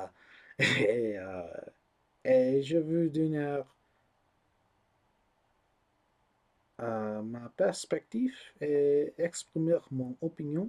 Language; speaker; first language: French; non-native, learner; English